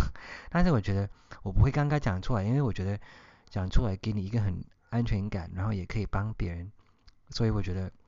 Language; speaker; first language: Chinese; early bilingual, heritage; Chinese